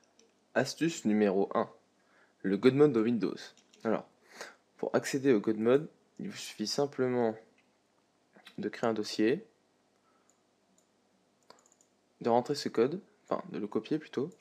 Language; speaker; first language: French; native; French